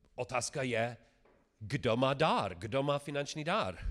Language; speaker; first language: Czech; non-native, learner; English